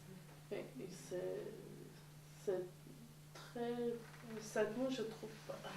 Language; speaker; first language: French; non-native, learner; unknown